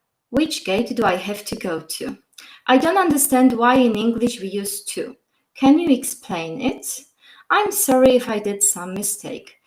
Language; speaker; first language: English; non-native, fluent; Polish